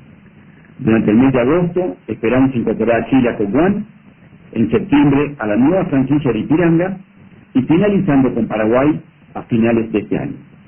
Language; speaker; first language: Spanish; native; Spanish